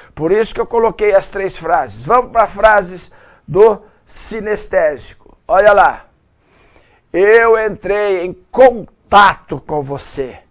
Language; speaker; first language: Portuguese; native; Portuguese